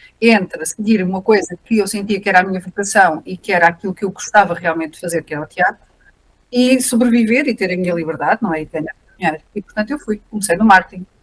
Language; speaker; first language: Portuguese; native; Portuguese